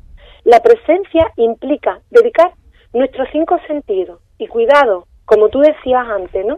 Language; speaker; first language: Spanish; native; Spanish